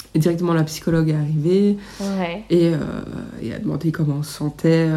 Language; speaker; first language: French; native; French